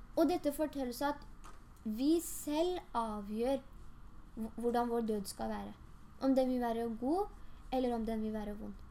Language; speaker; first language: Norwegian; early bilingual, other home language; Urdu